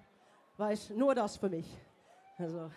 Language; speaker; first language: German; non-native, learner; English